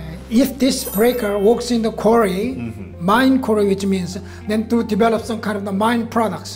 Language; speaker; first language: English; non-native, fluent; Korean